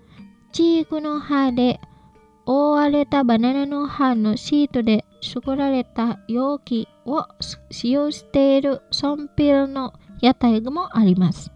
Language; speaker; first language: Japanese; non-native, fluent; Indonesian